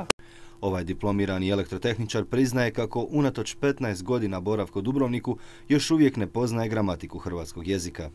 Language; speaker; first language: Serbian; native; Serbian